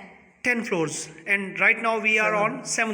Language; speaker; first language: English; non-native, local second language; Urdu